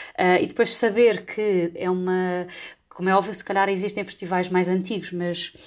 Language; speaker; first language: Portuguese; native; Portuguese